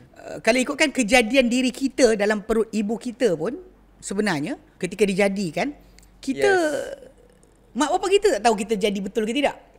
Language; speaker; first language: Malay; native; Malay